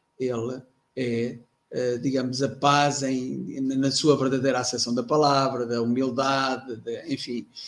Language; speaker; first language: Portuguese; native; Portuguese